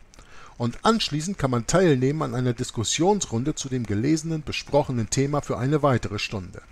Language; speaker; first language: German; native; German